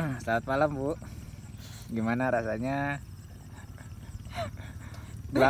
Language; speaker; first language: Indonesian; native; Indonesian